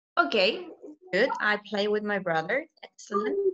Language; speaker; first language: English; non-native, fluent; Spanish